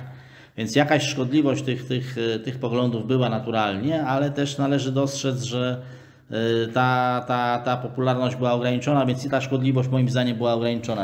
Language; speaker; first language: Polish; native; Polish